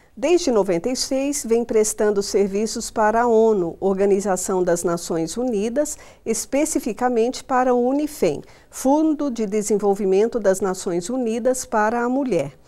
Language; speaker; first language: Portuguese; native; Portuguese